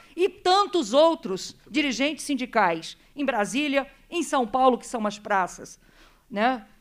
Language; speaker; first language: Portuguese; native; Portuguese